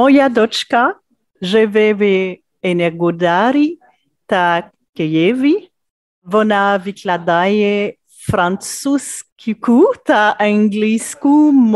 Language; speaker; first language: Ukrainian; non-native, learner; French